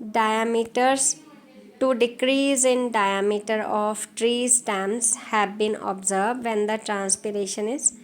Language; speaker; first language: English; non-native, local second language; Punjabi